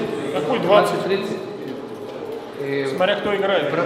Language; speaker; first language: Russian; native; Russian